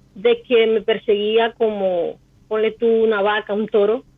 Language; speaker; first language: Spanish; native; Spanish